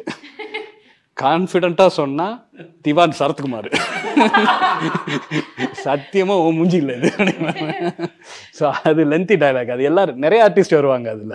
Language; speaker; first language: Tamil; native; Tamil